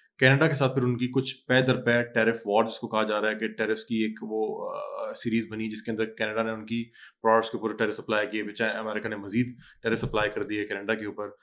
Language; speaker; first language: Urdu; native; Urdu